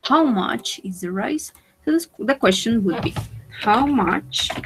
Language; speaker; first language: English; non-native, fluent; Spanish